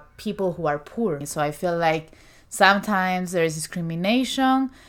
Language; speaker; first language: English; non-native, fluent; Spanish